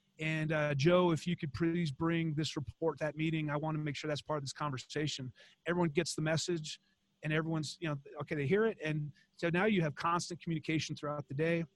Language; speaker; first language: English; native; English